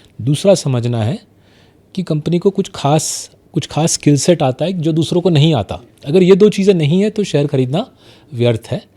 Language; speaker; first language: Hindi; non-native, local second language; Bangla